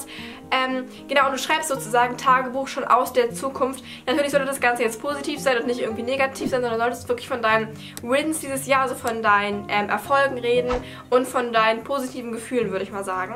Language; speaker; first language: German; native; German